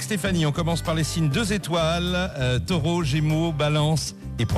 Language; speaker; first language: French; native; French